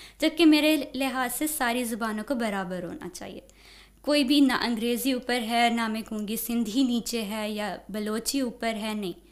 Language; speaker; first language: Urdu; native; Urdu